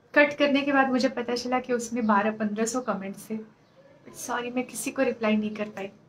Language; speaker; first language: Hindi; native; Hindi